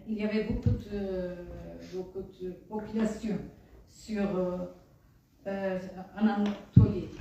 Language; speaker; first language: French; non-native, fluent; Kurdish